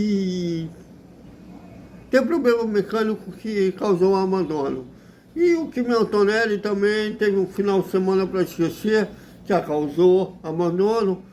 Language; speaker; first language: Portuguese; native; Portuguese